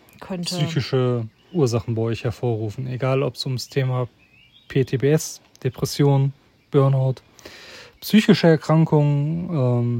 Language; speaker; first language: German; native; German